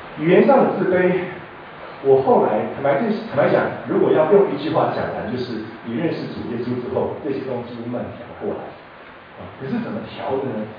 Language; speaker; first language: Chinese; non-native, local second language; Min Nan Chinese